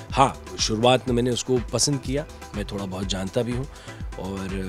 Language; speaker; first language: Hindi; native; Hindi